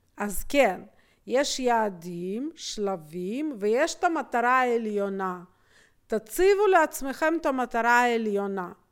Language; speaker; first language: Hebrew; native; Hebrew